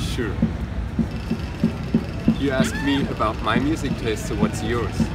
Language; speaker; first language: English; non-native, fluent; German